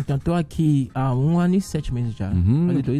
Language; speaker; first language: Portuguese; non-native, fluent; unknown